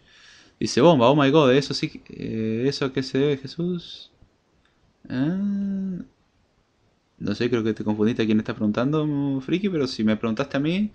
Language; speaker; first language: Spanish; native; Spanish